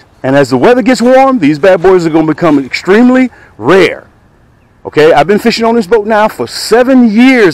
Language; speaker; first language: English; native; English